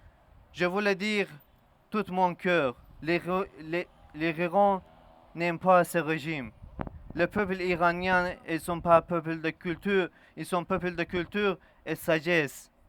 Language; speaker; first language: French; non-native, learner; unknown